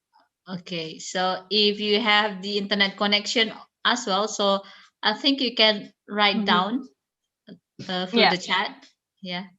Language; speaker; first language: English; non-native, fluent; Indonesian